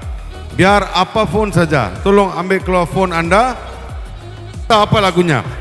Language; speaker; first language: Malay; non-native, local second language; Tamil